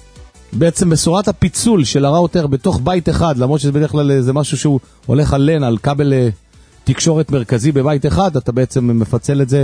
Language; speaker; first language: Hebrew; native; Hebrew